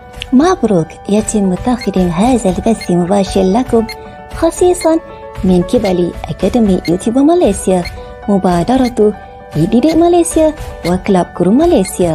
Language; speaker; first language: Arabic; non-native, learner; Malay